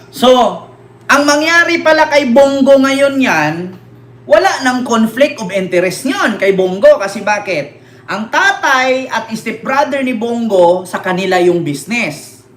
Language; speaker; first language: Filipino; native; Filipino